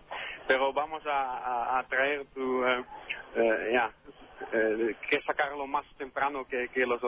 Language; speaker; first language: Spanish; non-native, learner; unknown